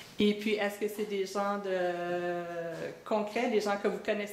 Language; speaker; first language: French; native; French